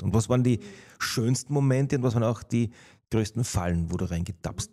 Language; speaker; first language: German; native; German